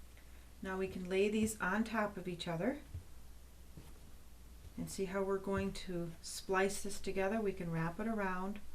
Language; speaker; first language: English; native; English